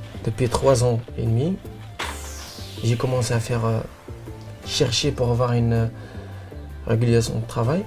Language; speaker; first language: French; non-native, local second language; Arabic